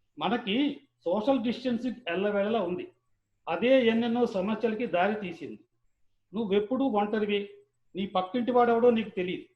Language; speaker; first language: Telugu; native; Telugu